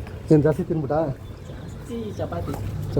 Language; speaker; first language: Kannada; native; Kannada